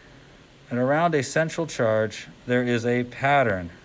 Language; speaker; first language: English; native; English